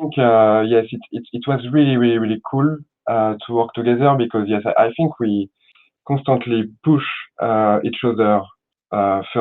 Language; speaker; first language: English; non-native, learner; French